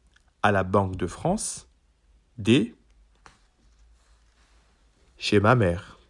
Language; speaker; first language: French; native; French